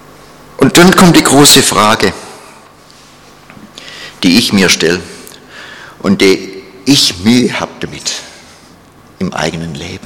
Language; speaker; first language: German; non-native, fluent; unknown